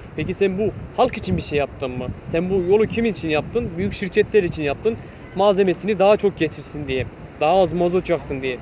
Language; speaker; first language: Turkish; non-native, local second language; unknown